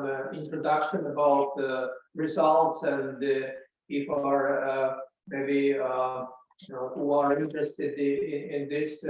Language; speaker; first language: English; non-native, learner; Latvian